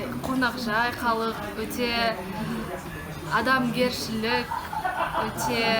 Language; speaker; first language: Kazakh; non-native, learner; Yakut